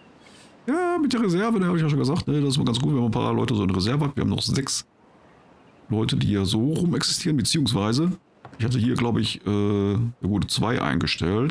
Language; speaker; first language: German; native; German